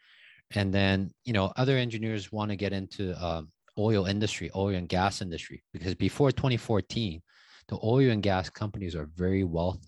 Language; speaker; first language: English; non-native, fluent; Chinese